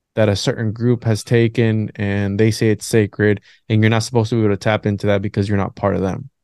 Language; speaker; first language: English; native; English